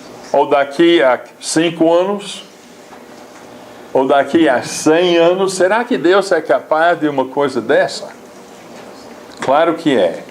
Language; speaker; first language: Portuguese; non-native, fluent; English